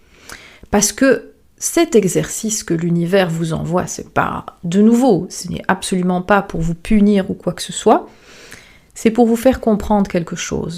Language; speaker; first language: French; native; French